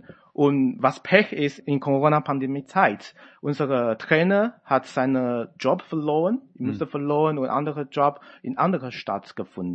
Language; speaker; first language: German; non-native, fluent; Chinese